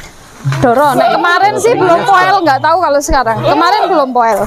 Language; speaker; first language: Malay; non-native, local second language; Javanese